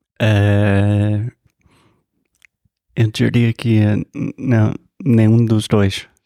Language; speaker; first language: Portuguese; non-native, fluent; English